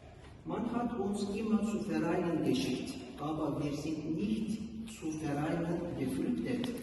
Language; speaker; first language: German; non-native, learner; Turkish